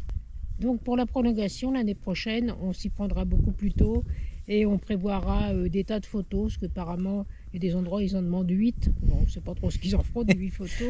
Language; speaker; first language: French; native; French